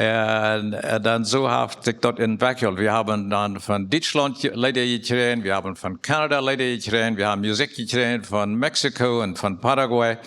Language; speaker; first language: German; non-native, learner; Plautdietsch